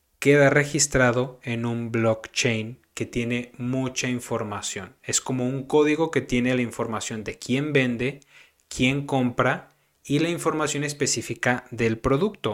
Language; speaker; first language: Spanish; native; Spanish